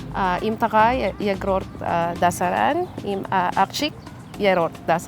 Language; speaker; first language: Armenian; non-native, learner; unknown